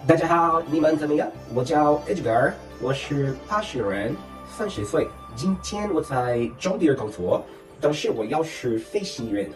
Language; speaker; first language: Chinese; non-native, learner; Portuguese